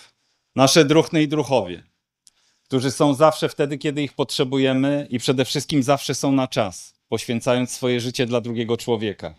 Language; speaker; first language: Polish; native; Polish